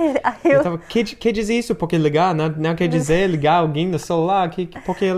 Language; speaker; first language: Portuguese; non-native, fluent; English